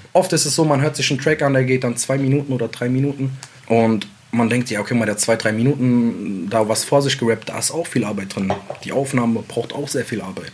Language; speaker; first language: German; early bilingual, other home language; Central Kurdish